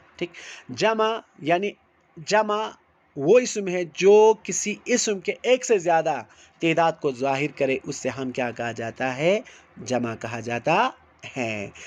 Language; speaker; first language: Urdu; non-native, local second language; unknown